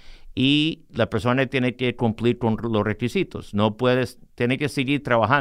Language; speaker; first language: Spanish; early bilingual, heritage; English